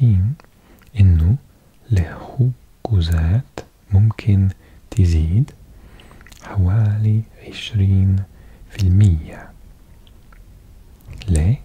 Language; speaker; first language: Arabic; non-native, learner; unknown